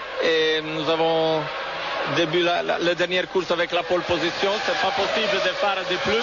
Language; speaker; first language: French; non-native, learner; Italian